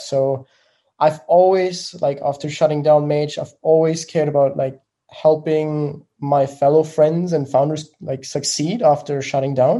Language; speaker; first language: English; non-native, fluent; German